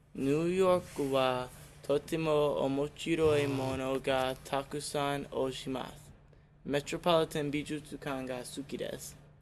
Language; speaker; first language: Japanese; non-native, learner; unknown